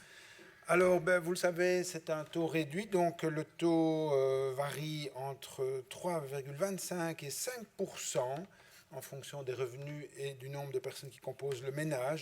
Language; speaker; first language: French; native; French